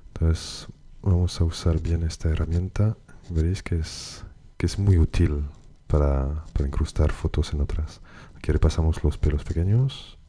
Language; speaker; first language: Spanish; native; Spanish